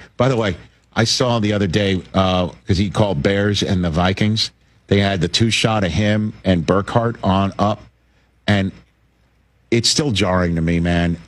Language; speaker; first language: English; native; English